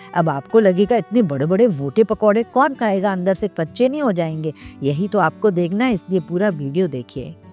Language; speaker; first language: Hindi; non-native, local second language; Sindhi